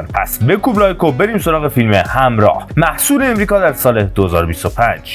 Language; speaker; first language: Persian; native; Persian